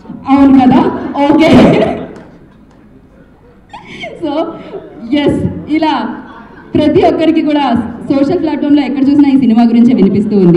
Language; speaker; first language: Telugu; native; Telugu